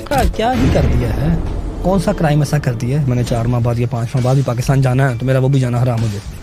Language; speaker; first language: Urdu; non-native, local second language; Punjabi